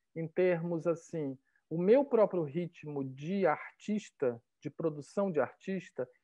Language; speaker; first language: Portuguese; native; Portuguese